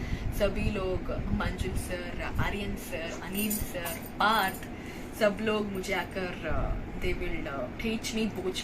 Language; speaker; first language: Hindi; non-native, local second language; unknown